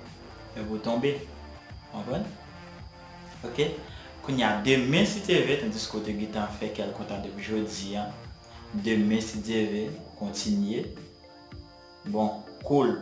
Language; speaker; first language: French; non-native, learner; Haitian Creole